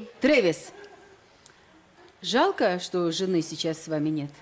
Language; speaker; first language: Russian; native; Russian